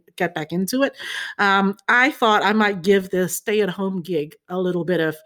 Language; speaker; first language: English; early bilingual, other home language; Chinese